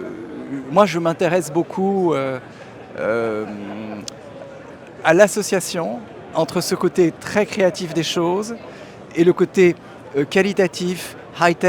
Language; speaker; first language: French; native; French